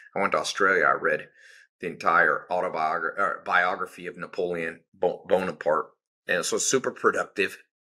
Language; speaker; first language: English; native; English